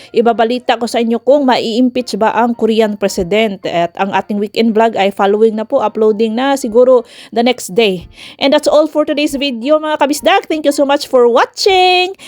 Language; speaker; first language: Filipino; non-native, local second language; Cebuano